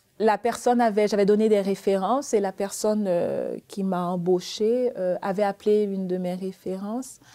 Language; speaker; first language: French; early bilingual, other home language; Haitian Creole